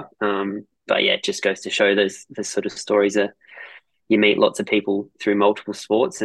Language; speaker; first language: English; native; English